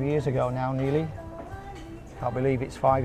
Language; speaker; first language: English; native; English